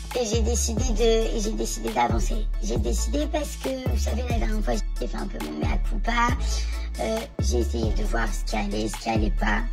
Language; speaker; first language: French; native; French